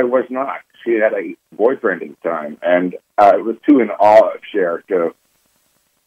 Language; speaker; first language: English; native; English